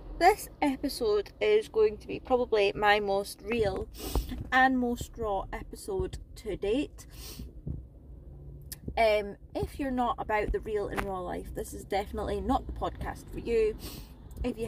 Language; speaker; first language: English; native; English